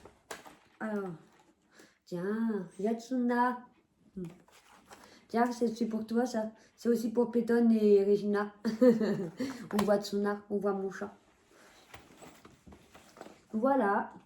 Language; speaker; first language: French; native; French